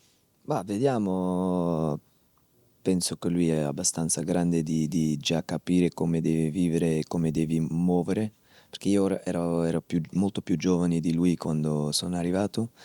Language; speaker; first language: Italian; non-native, fluent; Dutch